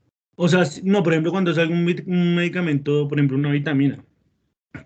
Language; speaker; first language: Spanish; native; Spanish